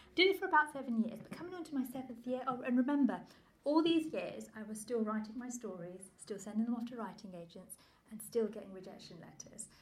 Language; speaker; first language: English; native; English